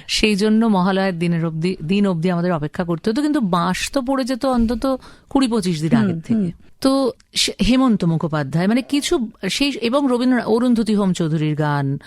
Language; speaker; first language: Bangla; native; Bangla